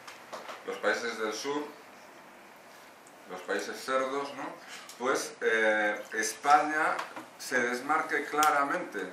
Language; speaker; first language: Spanish; native; Spanish